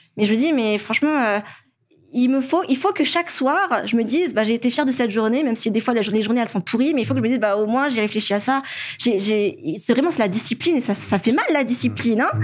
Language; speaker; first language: French; non-native, local second language; Malagasy